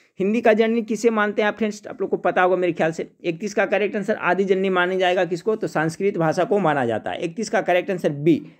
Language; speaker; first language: Hindi; native; Hindi